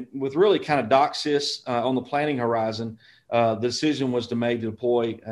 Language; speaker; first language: English; native; English